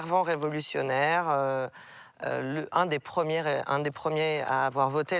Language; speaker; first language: French; native; French